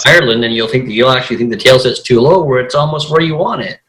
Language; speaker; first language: English; native; English